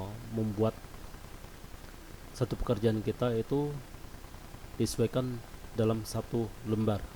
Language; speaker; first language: Indonesian; native; Indonesian